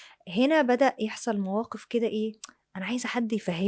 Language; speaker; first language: Arabic; native; Arabic